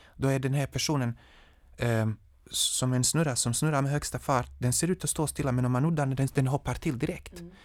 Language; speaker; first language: Swedish; non-native, fluent; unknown